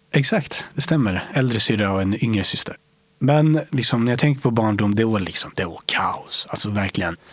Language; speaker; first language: Swedish; early bilingual, other home language; Romany